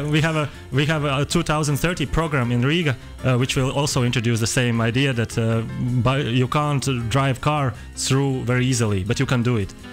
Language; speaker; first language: English; non-native, fluent; Latvian